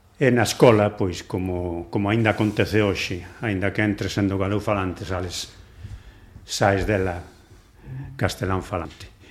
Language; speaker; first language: Galician; non-native, local second language; Spanish